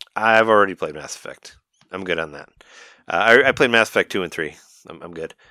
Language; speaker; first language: English; native; English